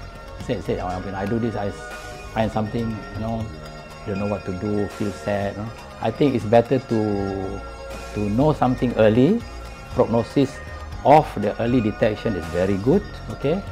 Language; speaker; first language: English; non-native, local second language; Malay